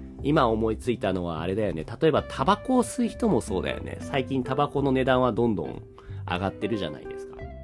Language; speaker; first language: Japanese; native; Japanese